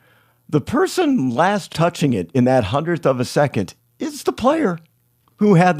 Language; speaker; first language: English; native; English